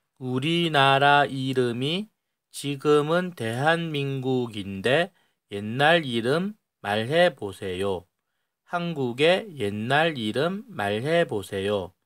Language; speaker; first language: Korean; native; Korean